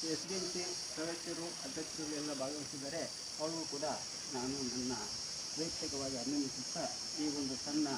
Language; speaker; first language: Kannada; native; Kannada